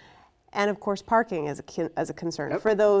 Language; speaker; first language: English; native; English